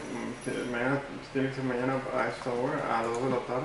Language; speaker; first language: Spanish; early bilingual, heritage; Spanish